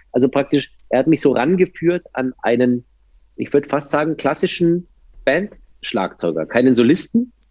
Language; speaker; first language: German; native; German